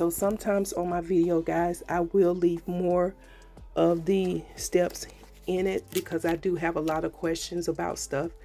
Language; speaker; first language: English; native; English